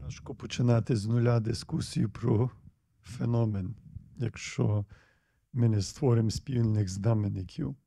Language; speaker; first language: Ukrainian; early bilingual, heritage; Ukrainian